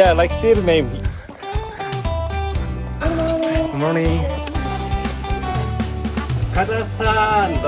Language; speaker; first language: English; non-native, learner; Korean